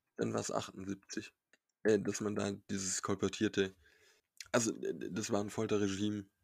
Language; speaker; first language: German; native; German